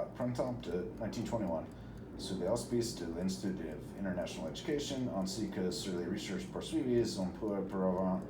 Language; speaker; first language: French; non-native, learner; English